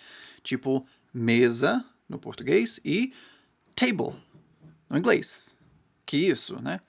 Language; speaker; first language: Portuguese; non-native, fluent; English